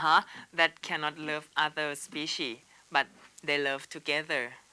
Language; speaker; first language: English; non-native, learner; Thai